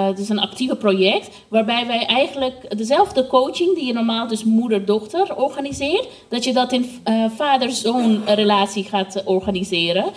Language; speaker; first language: Dutch; non-native, fluent; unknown